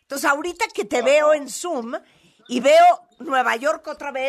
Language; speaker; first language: Spanish; native; Spanish